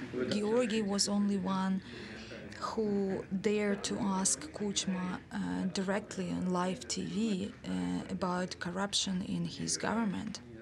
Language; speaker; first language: English; non-native, fluent; Ukrainian